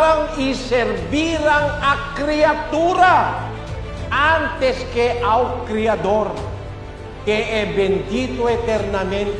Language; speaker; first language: Portuguese; non-native, local second language; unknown